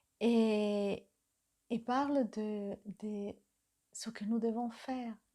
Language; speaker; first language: French; non-native, fluent; Spanish